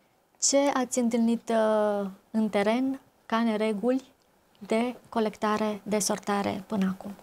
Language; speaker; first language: Romanian; native; Romanian